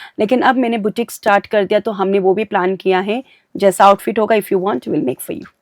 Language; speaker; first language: Hindi; native; Hindi